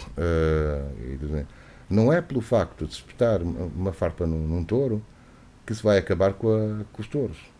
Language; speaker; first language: Portuguese; native; Portuguese